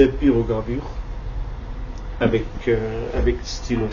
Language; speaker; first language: French; non-native, learner; Kurdish